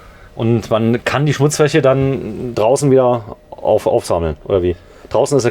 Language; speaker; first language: German; native; German